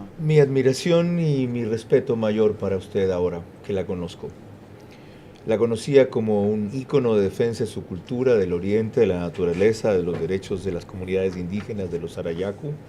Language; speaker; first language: Spanish; native; Spanish